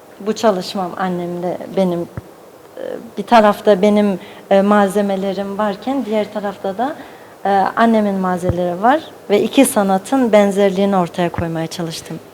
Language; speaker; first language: Turkish; early bilingual, heritage; Turkish